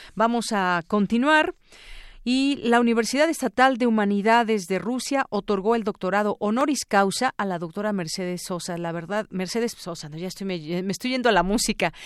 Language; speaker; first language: Spanish; native; Spanish